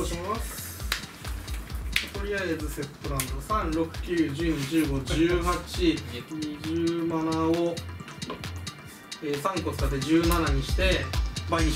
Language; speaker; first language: Japanese; native; Japanese